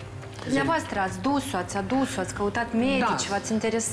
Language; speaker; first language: Romanian; native; Romanian